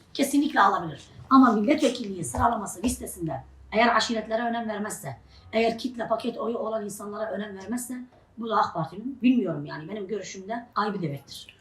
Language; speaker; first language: Turkish; non-native, local second language; Arabic